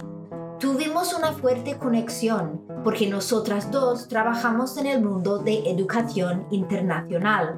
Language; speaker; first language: Spanish; non-native, fluent; English